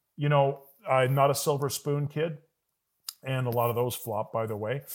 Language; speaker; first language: English; native; English